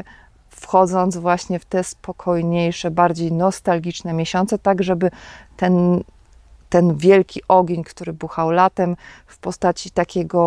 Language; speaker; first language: Polish; native; Polish